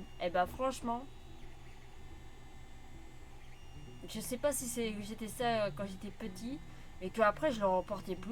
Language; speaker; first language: French; native; French